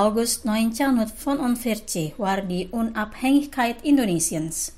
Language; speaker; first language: German; non-native, fluent; Indonesian